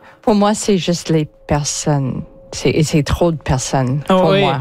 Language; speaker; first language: French; non-native, learner; English